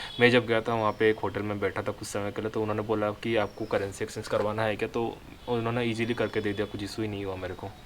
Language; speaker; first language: Hindi; non-native, local second language; Odia